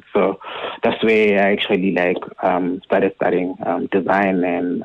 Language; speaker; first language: English; non-native, local second language; Zulu